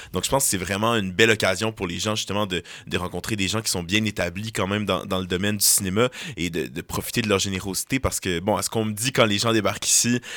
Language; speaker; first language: French; native; French